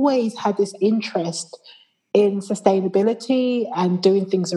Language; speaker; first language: English; native; English